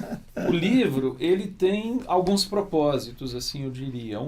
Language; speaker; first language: Portuguese; native; Portuguese